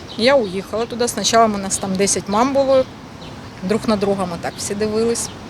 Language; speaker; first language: Ukrainian; non-native, local second language; Russian